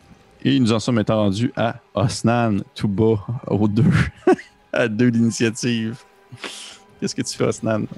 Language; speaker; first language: French; native; French